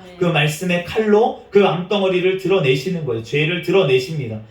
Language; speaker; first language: Korean; native; Korean